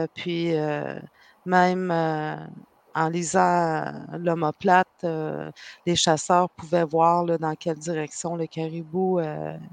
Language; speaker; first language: French; native; French